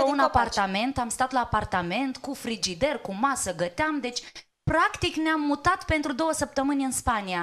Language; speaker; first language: Romanian; native; Romanian